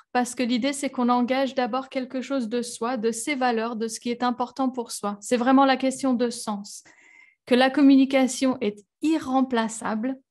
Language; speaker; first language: French; native; French